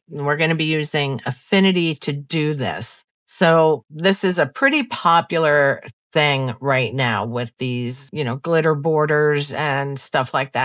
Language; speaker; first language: English; native; English